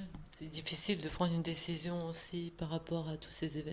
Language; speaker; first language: French; native; French